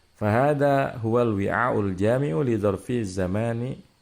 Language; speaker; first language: Arabic; non-native, fluent; Indonesian